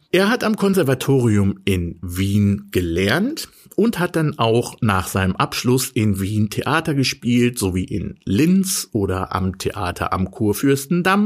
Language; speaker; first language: German; native; German